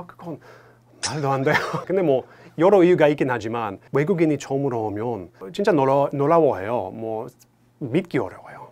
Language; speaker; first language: Korean; non-native, fluent; English